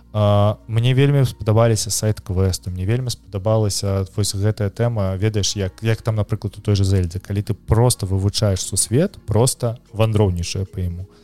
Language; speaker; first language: Belarusian; non-native, local second language; Russian